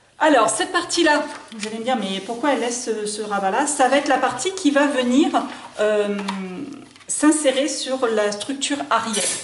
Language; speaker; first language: French; native; French